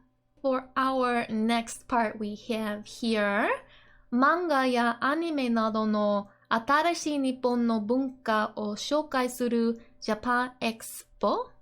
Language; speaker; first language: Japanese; non-native, fluent; English